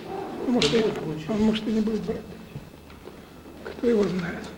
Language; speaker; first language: Russian; native; Russian